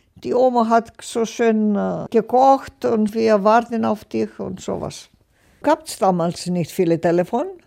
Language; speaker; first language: German; non-native, learner; Greek